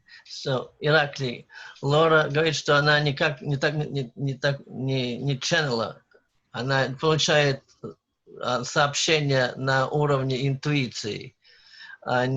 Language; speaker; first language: Russian; native; Russian